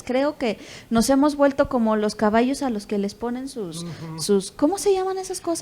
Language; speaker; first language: Spanish; native; Spanish